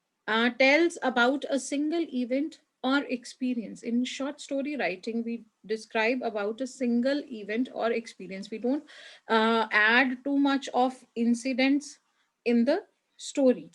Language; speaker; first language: English; non-native, local second language; Hindi